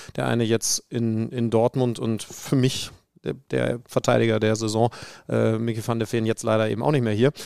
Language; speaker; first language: German; native; German